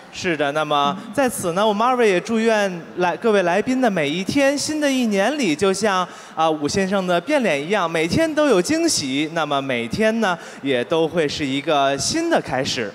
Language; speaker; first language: Chinese; native; Chinese